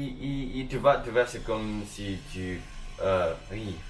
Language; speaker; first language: French; non-native, learner; Chinese